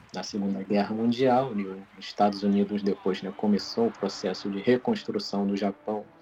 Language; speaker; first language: Portuguese; native; Portuguese